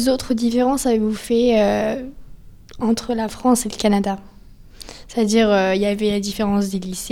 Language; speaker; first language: French; native; French